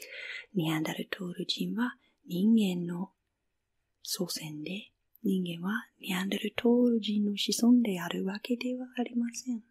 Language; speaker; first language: Japanese; non-native, fluent; English